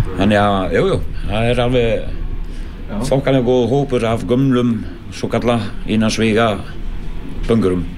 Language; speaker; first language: Icelandic; non-native, fluent; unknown